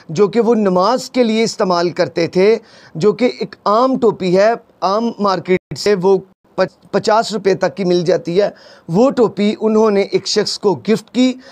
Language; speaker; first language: Urdu; non-native, local second language; Punjabi